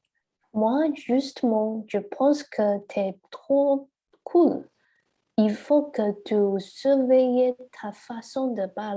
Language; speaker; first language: French; non-native, learner; Chinese